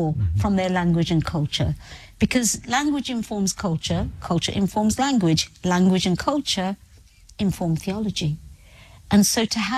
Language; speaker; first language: English; native; English